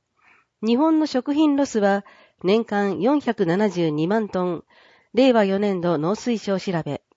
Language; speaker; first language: Japanese; native; Japanese